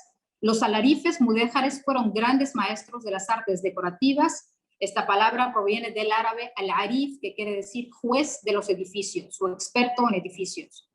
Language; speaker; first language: Spanish; non-native, fluent; Arabic